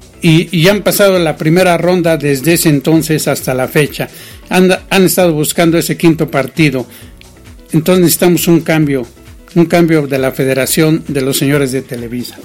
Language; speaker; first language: Spanish; native; Spanish